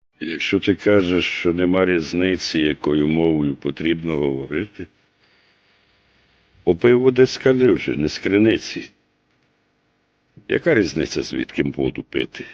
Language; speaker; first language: Ukrainian; native; Ukrainian